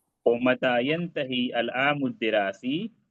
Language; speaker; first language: Arabic; non-native, fluent; Urdu